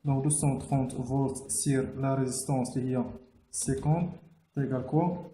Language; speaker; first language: French; non-native, local second language; Arabic